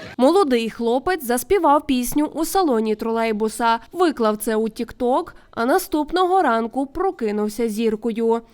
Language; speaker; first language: Ukrainian; native; Ukrainian